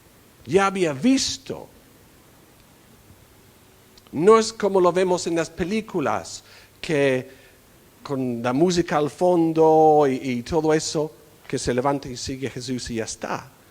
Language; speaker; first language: Spanish; non-native, fluent; English